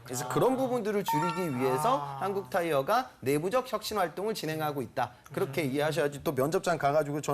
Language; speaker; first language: Korean; native; Korean